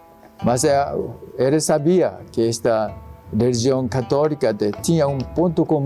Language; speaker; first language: Portuguese; non-native, learner; Japanese